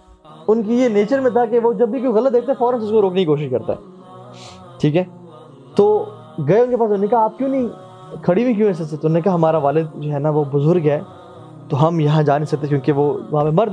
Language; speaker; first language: Urdu; native; Urdu